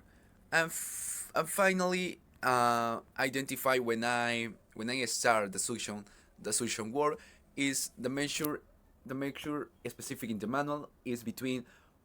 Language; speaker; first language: English; non-native, learner; Spanish